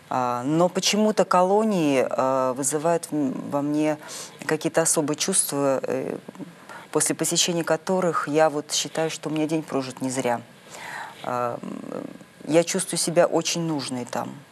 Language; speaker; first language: Russian; native; Russian